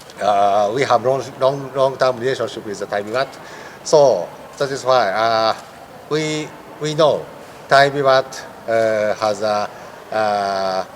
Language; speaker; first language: English; non-native, learner; Japanese